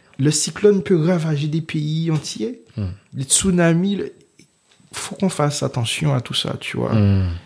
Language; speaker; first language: French; early bilingual, other home language; Haitian Creole